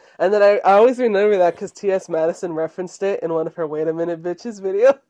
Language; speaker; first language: English; early bilingual, other home language; Spanish